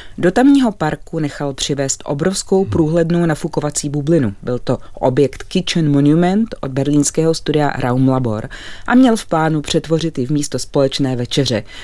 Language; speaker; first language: Czech; native; Czech